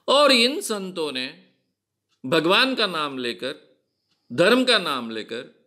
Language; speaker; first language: Hindi; non-native, local second language; Marathi